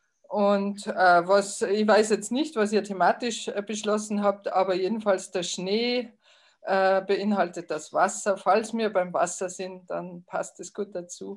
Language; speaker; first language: German; native; German